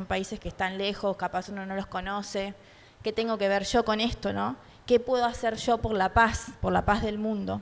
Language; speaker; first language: Spanish; native; Spanish